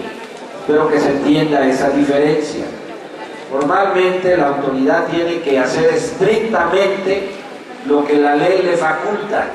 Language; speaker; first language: Spanish; native; Spanish